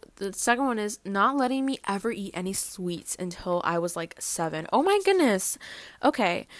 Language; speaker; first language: English; early bilingual, other home language; Spanish